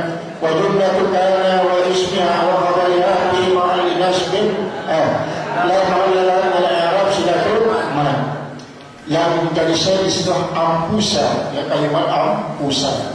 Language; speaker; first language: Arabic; non-native, fluent; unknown